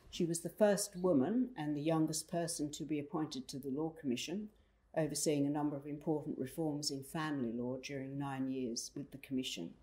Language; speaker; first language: English; native; English